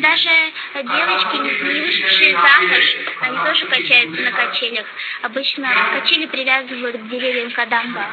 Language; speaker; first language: Russian; native; Russian